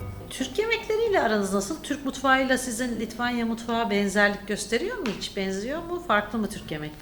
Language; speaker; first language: Turkish; native; Turkish